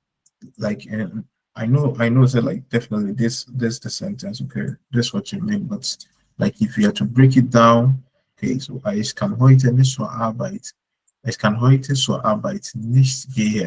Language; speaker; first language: German; non-native, fluent; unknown